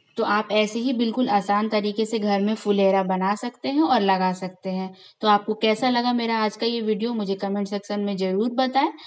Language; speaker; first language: Hindi; native; Hindi